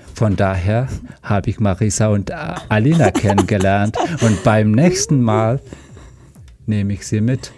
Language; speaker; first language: German; non-native, fluent; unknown